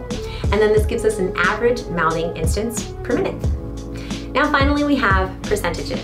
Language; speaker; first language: English; native; English